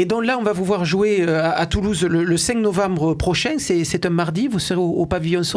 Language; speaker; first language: French; native; French